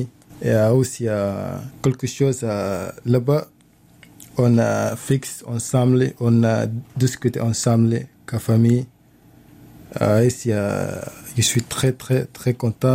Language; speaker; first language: French; non-native, learner; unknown